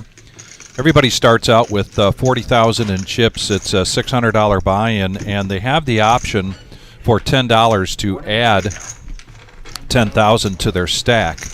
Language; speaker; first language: English; native; English